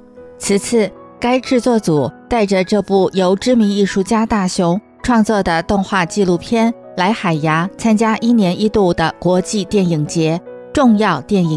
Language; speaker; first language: Chinese; native; Chinese